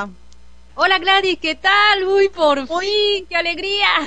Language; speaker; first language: Spanish; native; Spanish